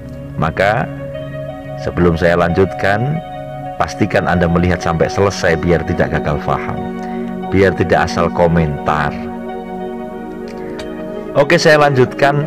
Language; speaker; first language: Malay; non-native, local second language; Javanese